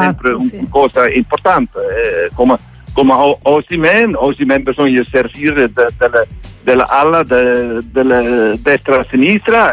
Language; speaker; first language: Italian; non-native, learner; Dutch